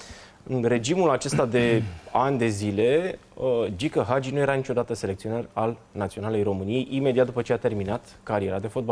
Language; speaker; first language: Romanian; native; Romanian